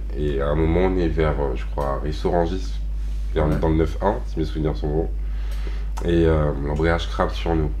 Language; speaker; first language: French; native; French